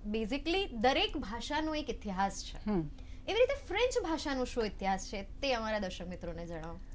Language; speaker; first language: Gujarati; native; Gujarati